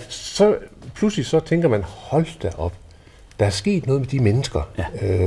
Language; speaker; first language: Danish; native; Danish